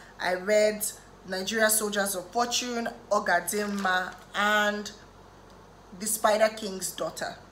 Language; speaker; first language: English; native; English